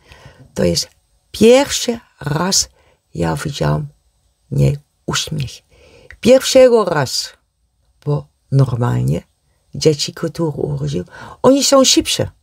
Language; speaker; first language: Polish; non-native, learner; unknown